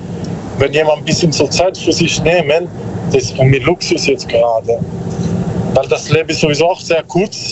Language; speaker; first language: German; non-native, learner; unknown